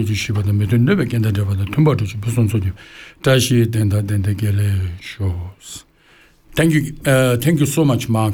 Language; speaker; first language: English; non-native, local second language; Tibetan